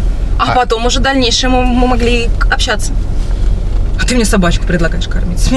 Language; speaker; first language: Russian; native; Russian